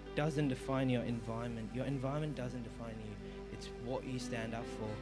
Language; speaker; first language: English; native; English